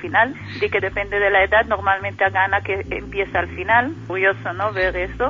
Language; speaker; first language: Spanish; non-native, fluent; Hebrew